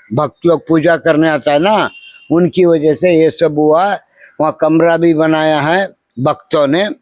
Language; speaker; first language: Hindi; non-native, local second language; Kannada